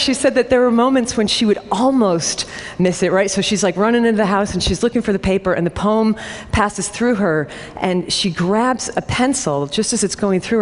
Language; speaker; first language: English; native; English